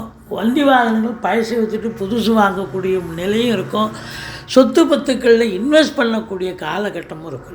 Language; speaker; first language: Tamil; native; Tamil